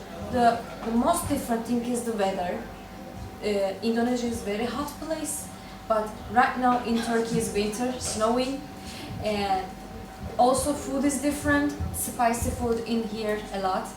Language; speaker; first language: English; non-native, learner; Turkish